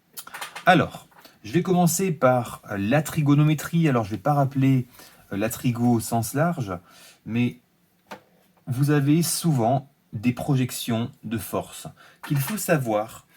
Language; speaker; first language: French; native; French